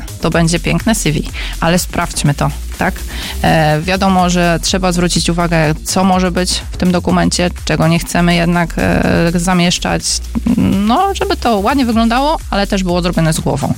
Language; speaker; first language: Polish; native; Polish